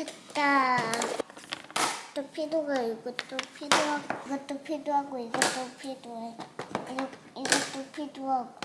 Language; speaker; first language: Korean; early bilingual, heritage; Korean